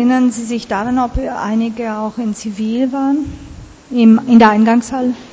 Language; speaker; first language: German; non-native, fluent; Italian